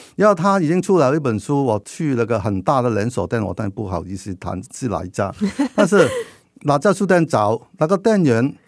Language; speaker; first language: Chinese; non-native, local second language; Cantonese